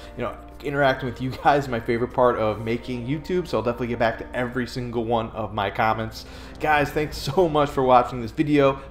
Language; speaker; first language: English; native; English